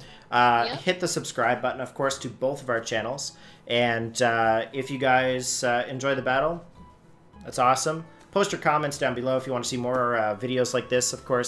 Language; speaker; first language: English; native; English